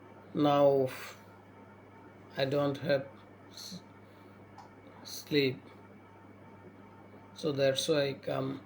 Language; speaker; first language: English; non-native, learner; Bangla